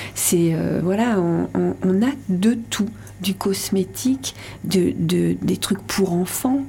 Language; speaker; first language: French; native; French